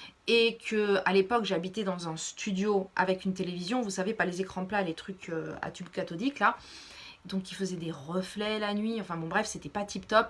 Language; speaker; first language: French; native; French